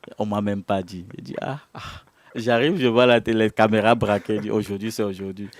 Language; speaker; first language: French; non-native, local second language; Ewe